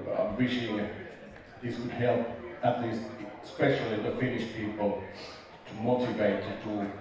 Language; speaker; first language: English; non-native, fluent; Finnish